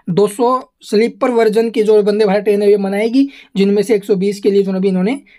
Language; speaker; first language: Hindi; native; Hindi